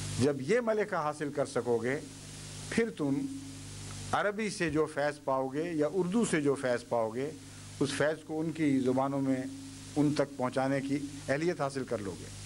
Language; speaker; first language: Urdu; native; Urdu